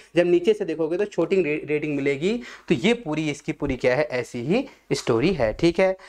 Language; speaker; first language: Hindi; non-native, local second language; Marathi